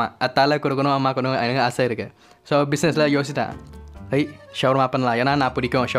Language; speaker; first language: Tamil; non-native, learner; Thai